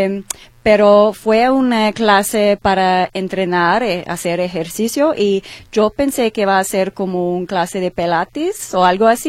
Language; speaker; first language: Spanish; non-native, learner; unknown